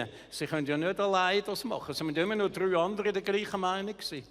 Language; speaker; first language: German; native; German